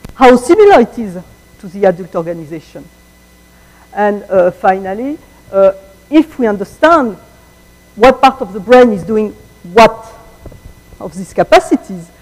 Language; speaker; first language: English; non-native, fluent; French